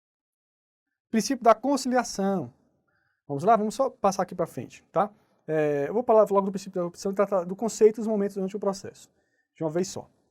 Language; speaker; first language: Portuguese; native; Portuguese